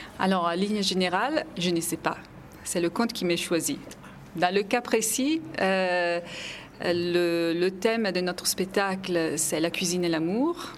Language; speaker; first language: French; non-native, fluent; Italian